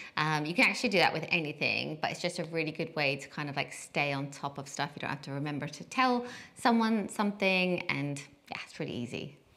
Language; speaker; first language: English; native; English